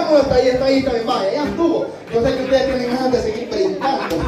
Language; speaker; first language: Spanish; native; Spanish